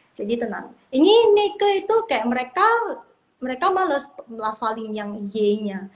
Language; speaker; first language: Indonesian; non-native, local second language; Min Nan Chinese